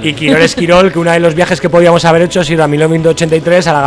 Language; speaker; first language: Spanish; native; Spanish